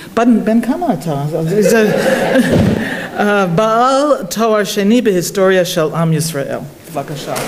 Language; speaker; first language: Hebrew; non-native, fluent; English